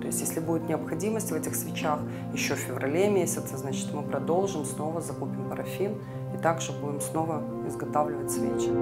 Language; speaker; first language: Russian; native; Russian